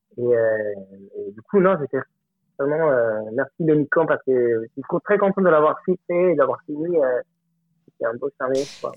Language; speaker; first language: French; non-native, fluent; Spanish